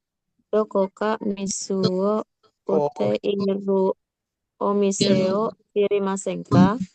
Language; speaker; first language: Japanese; non-native, learner; Indonesian